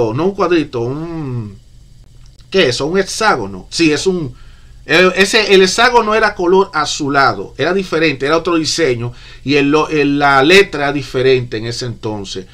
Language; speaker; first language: Spanish; native; Spanish